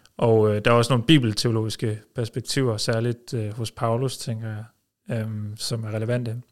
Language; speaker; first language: Danish; early bilingual, heritage; Danish